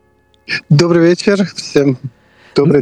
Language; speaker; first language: Ukrainian; non-native, fluent; Persian